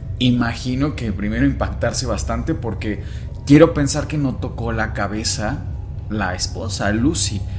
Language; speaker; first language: Spanish; native; Spanish